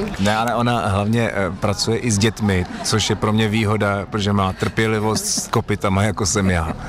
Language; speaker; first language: Czech; native; Czech